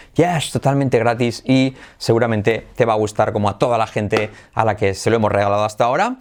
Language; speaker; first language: Spanish; native; Spanish